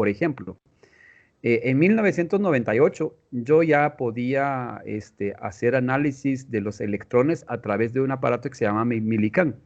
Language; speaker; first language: Spanish; non-native, local second language; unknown